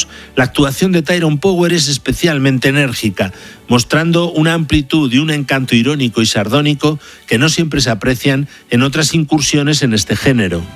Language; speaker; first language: Spanish; native; Spanish